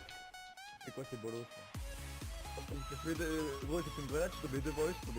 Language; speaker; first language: French; native; French